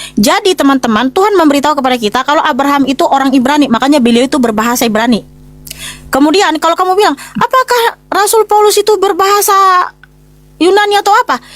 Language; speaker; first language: Indonesian; native; Indonesian